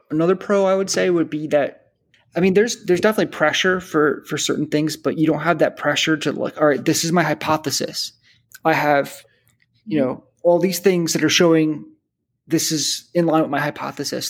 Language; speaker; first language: English; native; English